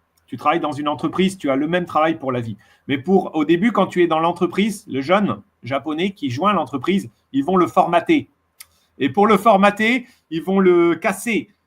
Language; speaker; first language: French; native; French